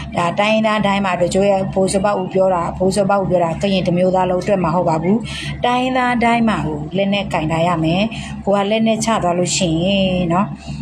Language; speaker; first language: Burmese; non-native, local second language; S'gaw Karen